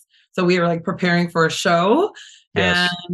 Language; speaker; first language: English; native; English